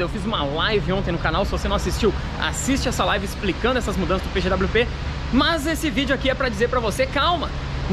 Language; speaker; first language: Portuguese; native; Portuguese